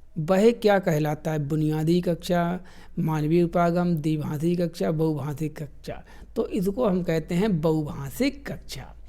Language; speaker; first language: Hindi; native; Hindi